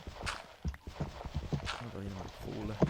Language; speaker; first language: German; native; German